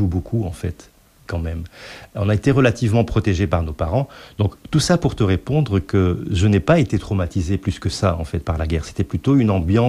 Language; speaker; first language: French; non-native, local second language; Arabic